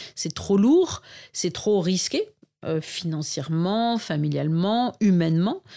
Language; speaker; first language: French; native; French